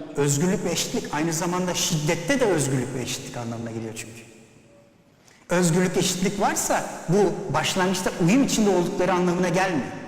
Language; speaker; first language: Turkish; native; Turkish